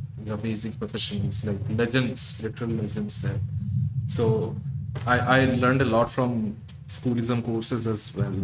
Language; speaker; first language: English; non-native, local second language; Bangla